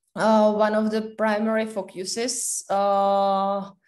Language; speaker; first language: English; non-native, fluent; Czech